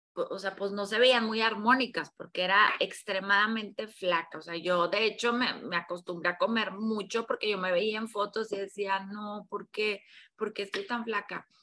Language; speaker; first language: Spanish; native; Spanish